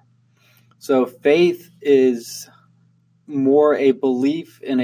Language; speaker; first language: English; native; English